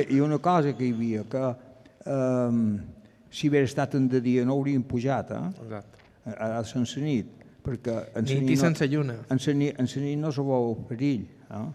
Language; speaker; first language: Catalan; native; Catalan